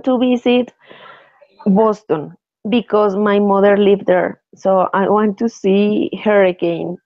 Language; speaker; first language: English; non-native, learner; Spanish